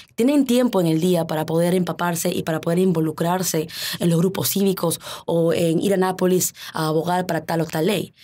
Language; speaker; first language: Spanish; early bilingual, heritage; Spanish